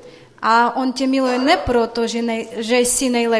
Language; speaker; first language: Czech; non-native, fluent; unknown